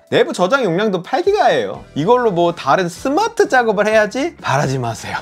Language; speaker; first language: Korean; native; Korean